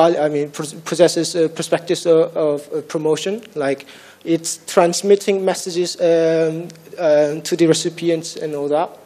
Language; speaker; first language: English; non-native, fluent; Korean